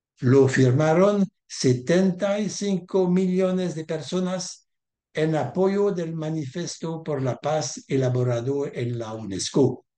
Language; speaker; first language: Spanish; non-native, learner; French